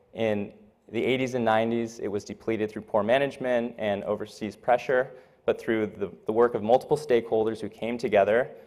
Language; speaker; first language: English; native; English